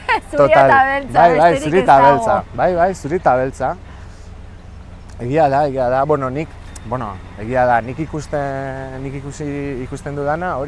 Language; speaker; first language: Basque; non-native, fluent; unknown